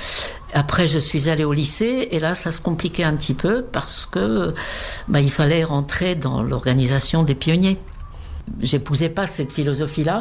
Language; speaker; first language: French; non-native, fluent; Czech